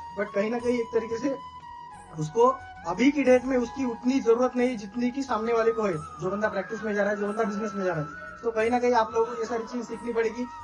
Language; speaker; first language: Hindi; non-native, local second language; Marathi